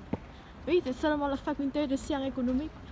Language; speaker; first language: French; non-native, learner; Vietnamese